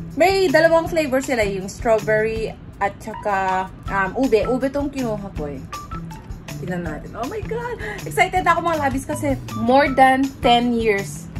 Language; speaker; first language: Filipino; non-native, local second language; Iloko